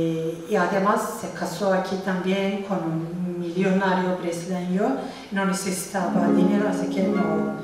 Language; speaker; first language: Spanish; non-native, fluent; Turkish